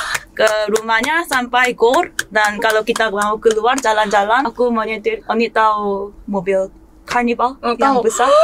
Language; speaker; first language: Indonesian; non-native, fluent; Korean